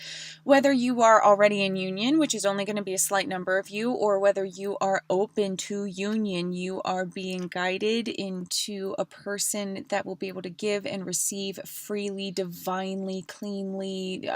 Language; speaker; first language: English; native; English